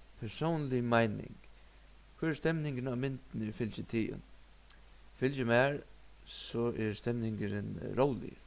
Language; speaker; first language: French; non-native, fluent; Faroese